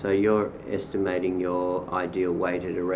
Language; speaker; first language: English; native; English